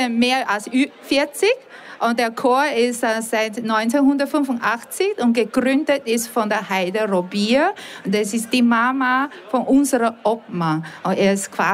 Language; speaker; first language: German; non-native, fluent; Chinese